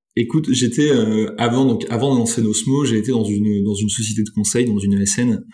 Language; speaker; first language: French; native; French